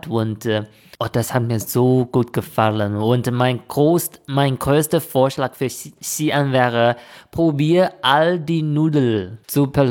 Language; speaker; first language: German; non-native, fluent; Chinese